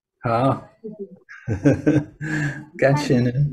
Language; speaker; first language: Chinese; non-native, learner; English